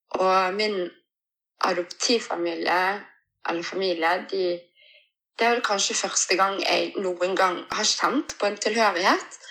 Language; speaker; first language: Norwegian; early bilingual, other home language; Portuguese